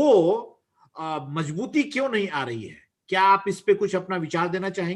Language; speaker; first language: Hindi; native; Hindi